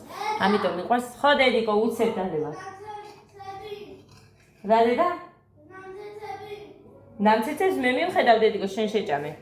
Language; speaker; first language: Georgian; native; Georgian